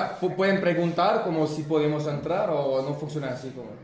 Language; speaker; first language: Spanish; non-native, learner; French